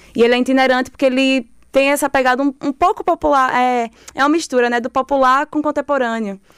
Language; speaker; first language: Portuguese; native; Portuguese